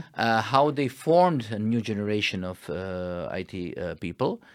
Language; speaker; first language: English; non-native, fluent; Croatian